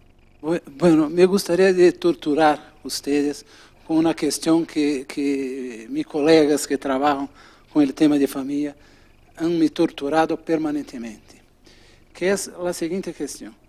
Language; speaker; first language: Spanish; non-native, fluent; Portuguese